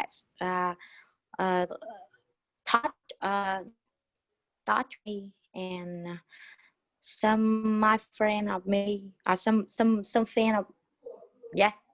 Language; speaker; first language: English; non-native, learner; Vietnamese